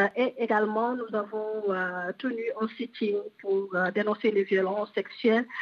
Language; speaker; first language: French; non-native, local second language; Wolof